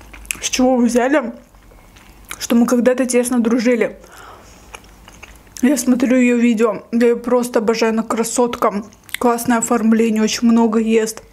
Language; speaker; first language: Russian; native; Russian